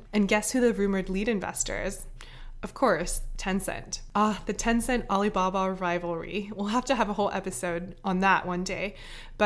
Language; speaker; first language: English; native; English